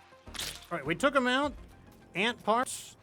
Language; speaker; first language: English; native; English